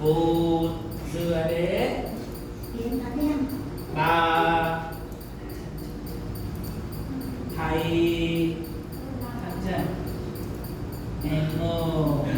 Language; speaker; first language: Vietnamese; non-native, learner; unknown